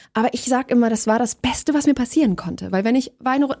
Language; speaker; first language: German; native; German